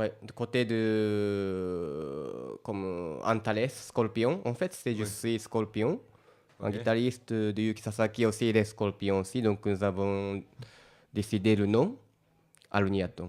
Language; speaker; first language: French; non-native, learner; Japanese